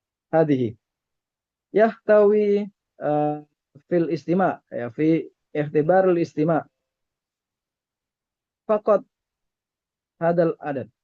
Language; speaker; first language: Arabic; non-native, fluent; Indonesian